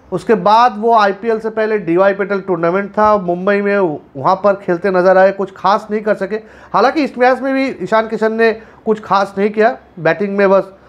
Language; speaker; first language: Hindi; non-native, local second language; Bangla